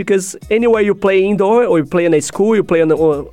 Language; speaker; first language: English; non-native, fluent; Portuguese